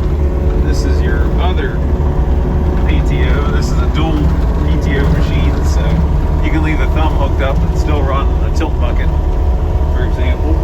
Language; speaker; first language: English; native; English